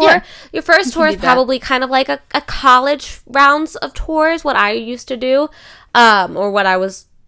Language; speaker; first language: English; native; English